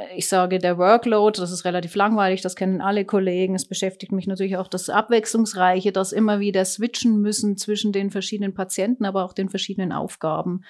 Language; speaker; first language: German; native; German